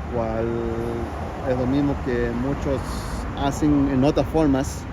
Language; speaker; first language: Spanish; early bilingual, heritage; Spanish